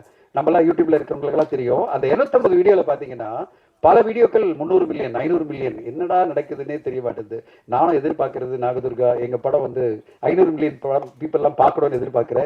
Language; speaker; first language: Tamil; native; Tamil